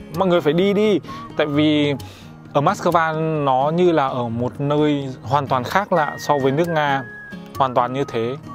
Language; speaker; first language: Vietnamese; native; Vietnamese